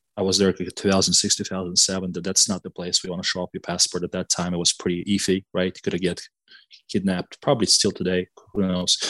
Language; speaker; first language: English; non-native, fluent; Russian